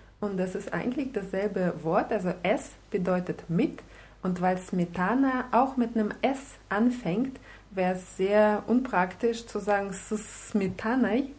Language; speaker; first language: German; non-native, fluent; Russian